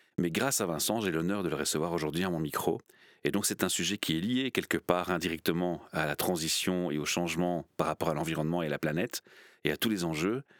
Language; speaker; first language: French; native; French